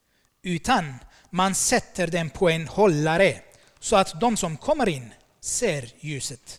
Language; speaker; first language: Swedish; non-native, fluent; Armenian